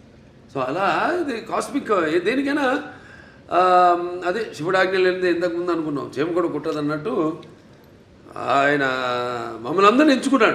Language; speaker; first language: Telugu; native; Telugu